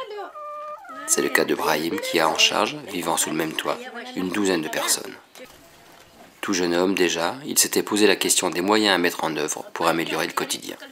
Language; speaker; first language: French; native; French